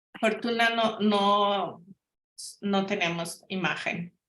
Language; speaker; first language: Spanish; non-native, fluent; Portuguese